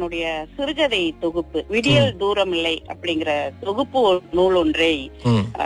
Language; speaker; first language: Tamil; early bilingual, heritage; Tamil